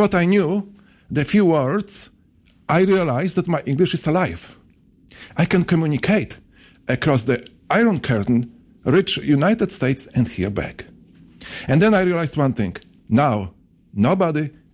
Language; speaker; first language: English; non-native, fluent; Polish